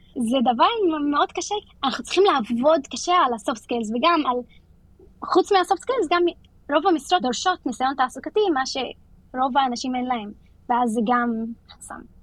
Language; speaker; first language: Hebrew; non-native, local second language; Arabic